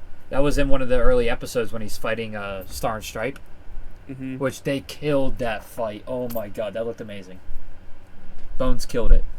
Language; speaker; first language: English; native; English